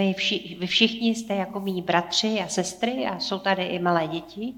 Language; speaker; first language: Czech; native; Czech